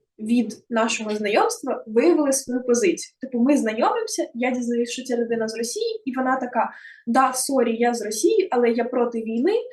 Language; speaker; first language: Ukrainian; native; Ukrainian